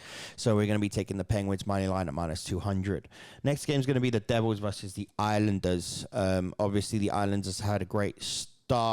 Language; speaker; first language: English; native; English